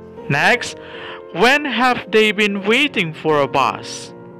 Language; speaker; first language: English; non-native, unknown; Indonesian